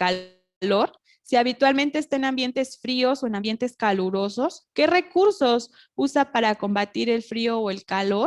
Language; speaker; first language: Spanish; native; Spanish